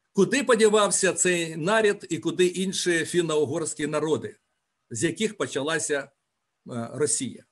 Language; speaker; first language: Ukrainian; native; Ukrainian